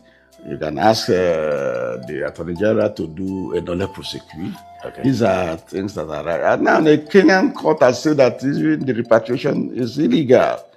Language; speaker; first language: English; non-native, local second language; Igbo